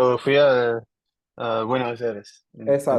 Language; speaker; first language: Spanish; non-native, learner; Dutch